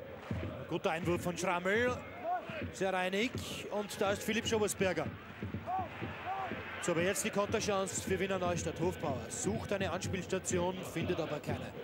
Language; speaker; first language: German; native; German